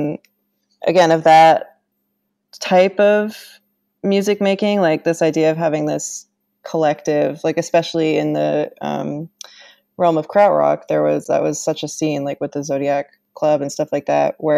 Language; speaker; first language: English; native; English